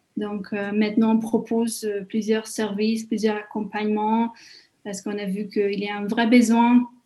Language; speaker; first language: French; non-native, fluent; Hungarian